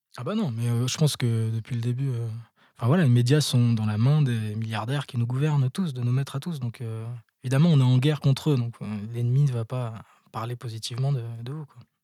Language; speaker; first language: French; native; French